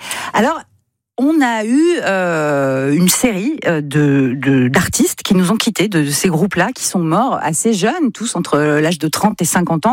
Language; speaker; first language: French; native; French